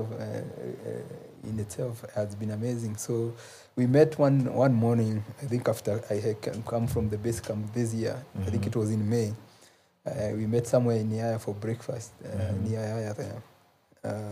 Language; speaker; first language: English; non-native, local second language; Kikuyu